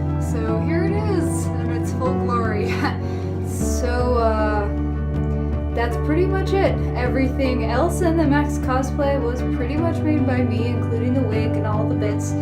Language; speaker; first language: English; native; English